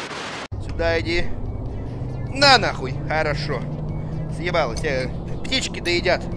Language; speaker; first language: Russian; native; Russian